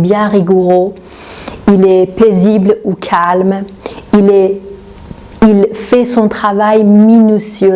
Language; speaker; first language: French; non-native, fluent; Persian